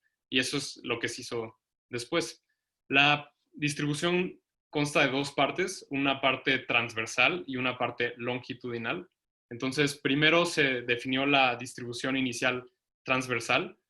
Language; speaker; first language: Spanish; native; Spanish